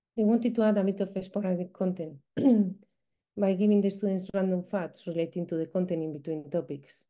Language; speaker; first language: English; non-native, fluent; Spanish